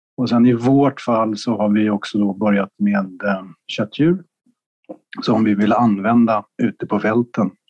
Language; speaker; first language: Swedish; native; Swedish